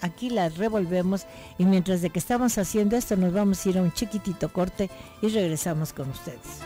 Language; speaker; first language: Spanish; native; Spanish